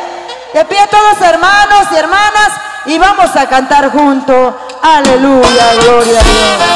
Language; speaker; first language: Spanish; non-native, local second language; Kaqchikel